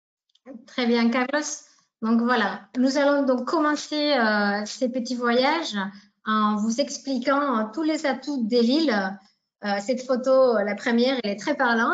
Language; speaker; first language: French; native; French